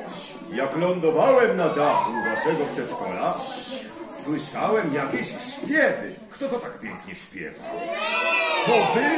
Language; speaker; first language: Polish; native; Polish